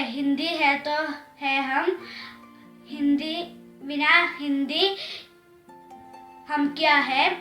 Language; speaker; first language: Hindi; non-native, local second language; Malayalam